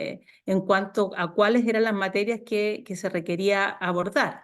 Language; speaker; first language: Spanish; native; Spanish